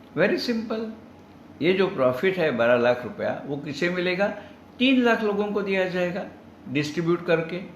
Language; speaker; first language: Hindi; non-native, local second language; Marathi